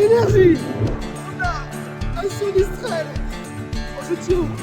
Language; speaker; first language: French; native; French